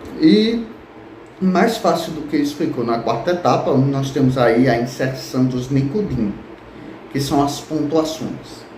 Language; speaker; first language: Portuguese; native; Portuguese